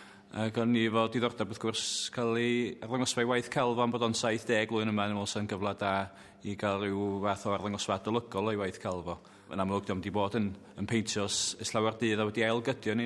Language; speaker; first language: Welsh; native; Welsh